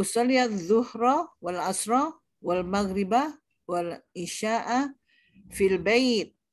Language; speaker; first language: Arabic; non-native, learner; Indonesian